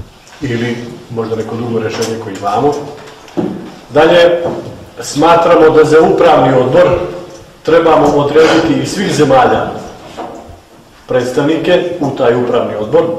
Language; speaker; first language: Bosnian; native; Bosnian